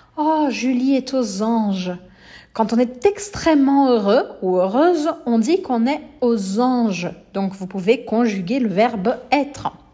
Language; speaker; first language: French; non-native, fluent; Portuguese